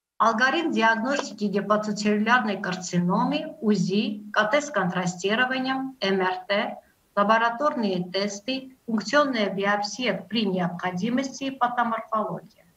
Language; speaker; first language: Russian; non-native, local second language; Armenian